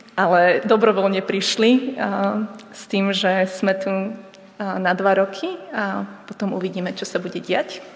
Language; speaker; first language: Slovak; native; Slovak